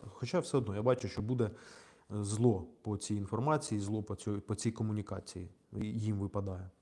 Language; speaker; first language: Ukrainian; non-native, local second language; Russian